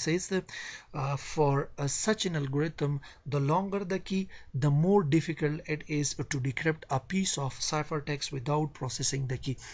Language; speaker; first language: English; non-native, fluent; Persian